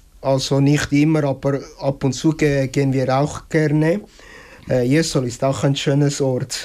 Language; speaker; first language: German; early bilingual, other home language; Italian